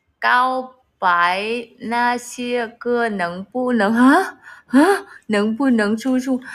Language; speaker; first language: Chinese; non-native, learner; Vietnamese